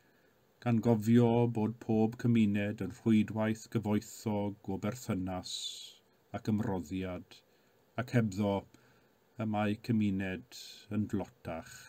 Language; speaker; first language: Welsh; native; Welsh